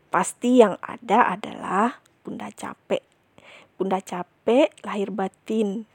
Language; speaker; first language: Indonesian; non-native, local second language; Minangkabau